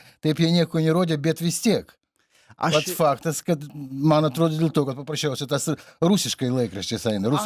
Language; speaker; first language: Lithuanian; native; Lithuanian